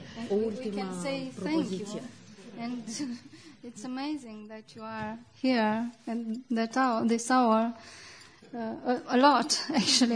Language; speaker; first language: English; non-native, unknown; Romanian